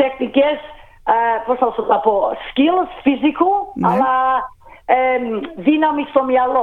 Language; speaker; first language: Greek; early bilingual, heritage; Greek